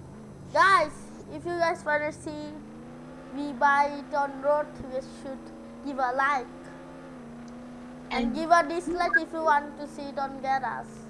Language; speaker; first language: English; non-native, learner; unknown